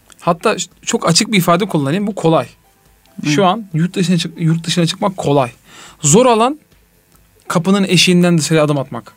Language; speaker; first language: Turkish; native; Turkish